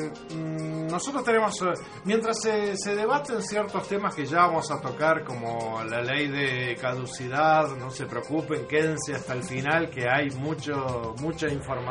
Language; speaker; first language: Spanish; native; Spanish